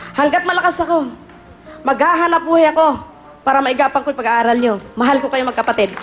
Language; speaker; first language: Filipino; non-native, local second language; Cebuano